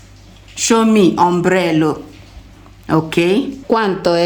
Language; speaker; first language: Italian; non-native, fluent; English